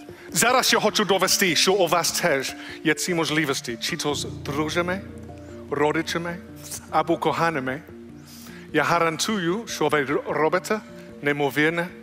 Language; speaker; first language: Ukrainian; non-native, learner; English